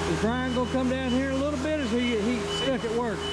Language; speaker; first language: English; native; English